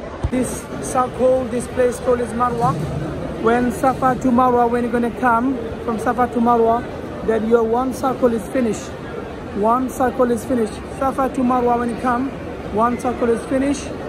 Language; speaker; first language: English; non-native, local second language; Bangla